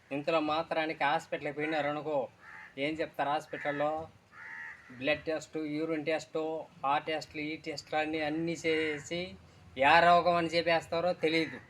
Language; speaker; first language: Telugu; non-native, local second language; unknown